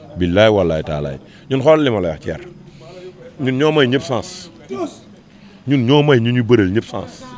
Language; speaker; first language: Wolof; native; Wolof